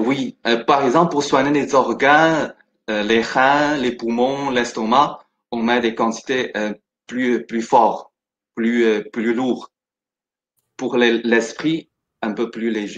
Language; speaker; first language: French; non-native, fluent; Chinese